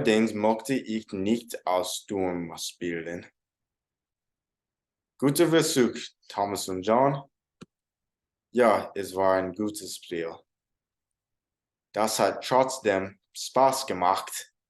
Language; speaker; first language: German; non-native, learner; English